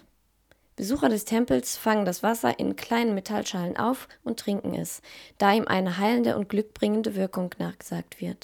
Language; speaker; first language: German; native; German